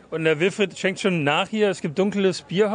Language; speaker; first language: German; native; German